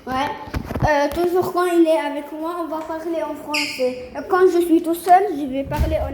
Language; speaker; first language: French; non-native, learner; Arabic